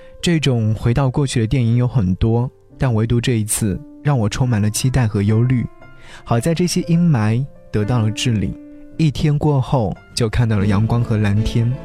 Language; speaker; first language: Chinese; native; Chinese